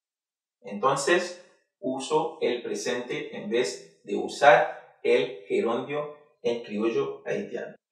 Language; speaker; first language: Spanish; non-native, fluent; Haitian Creole